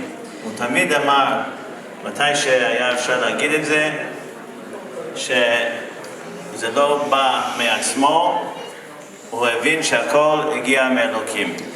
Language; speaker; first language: Hebrew; non-native, fluent; English